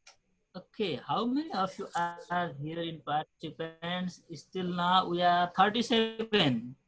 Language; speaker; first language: English; non-native, fluent; Nepali